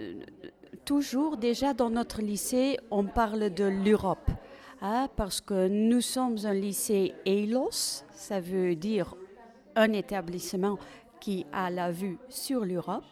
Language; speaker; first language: French; non-native, fluent; Dutch